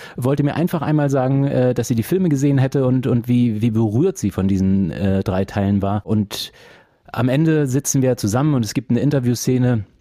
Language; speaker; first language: German; native; German